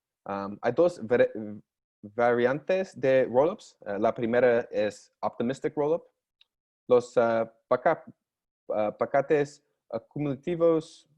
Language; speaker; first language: Spanish; non-native, learner; English